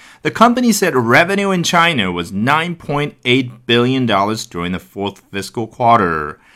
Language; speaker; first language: English; non-native, fluent; Chinese